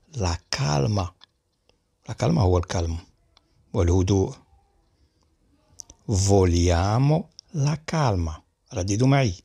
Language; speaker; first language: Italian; non-native, learner; Arabic